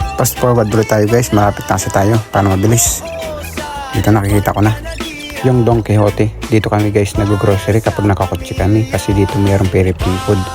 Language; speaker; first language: Filipino; non-native, local second language; Bikol